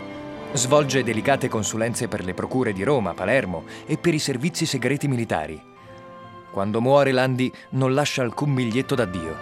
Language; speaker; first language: Italian; native; Italian